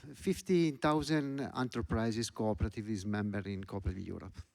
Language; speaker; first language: English; non-native, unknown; Italian